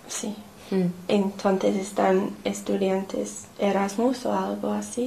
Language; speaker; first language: Spanish; non-native, learner; English